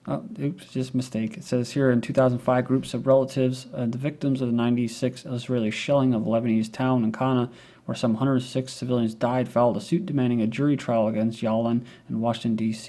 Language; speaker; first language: English; native; English